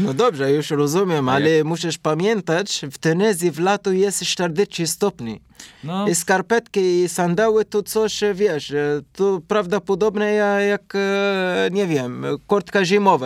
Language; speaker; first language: Polish; non-native, learner; Arabic